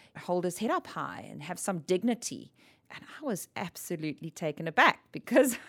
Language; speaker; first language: English; native; English